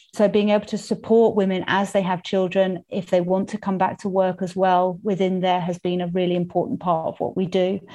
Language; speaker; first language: English; native; English